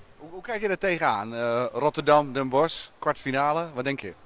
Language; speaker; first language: Dutch; native; Dutch